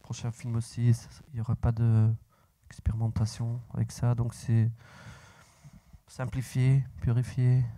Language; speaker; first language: French; non-native, local second language; Dutch